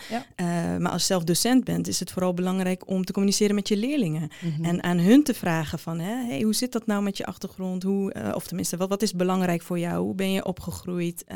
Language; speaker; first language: Dutch; early bilingual, other home language; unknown